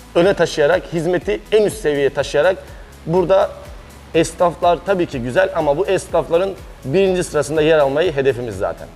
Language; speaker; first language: Turkish; native; Turkish